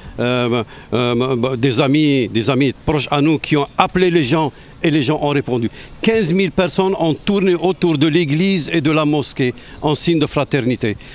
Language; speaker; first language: French; non-native, local second language; Arabic